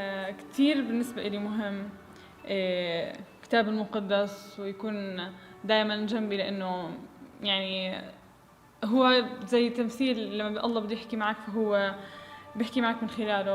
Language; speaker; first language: Arabic; native; Arabic